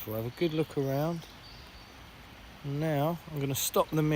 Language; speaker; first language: English; native; English